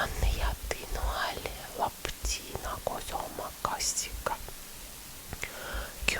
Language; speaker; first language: Estonian; non-native, learner; Russian